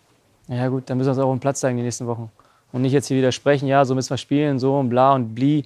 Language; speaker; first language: German; native; German